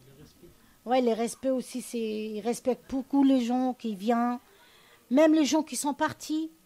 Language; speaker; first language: French; non-native, learner; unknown